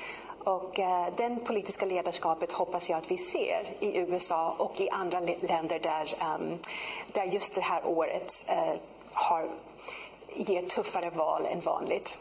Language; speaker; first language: Swedish; non-native, fluent; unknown